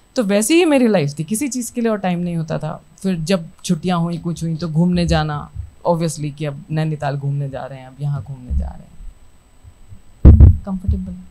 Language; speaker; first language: Hindi; native; Hindi